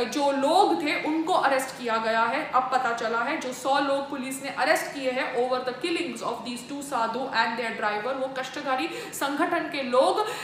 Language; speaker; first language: Hindi; native; Hindi